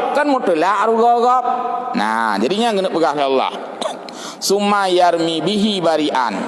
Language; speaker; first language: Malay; non-native, local second language; Achinese